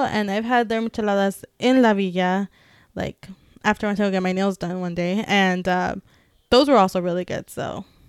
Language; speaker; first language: English; early bilingual, other home language; Spanish